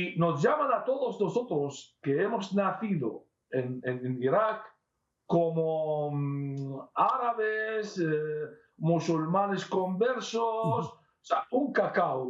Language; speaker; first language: Spanish; non-native, fluent; Arabic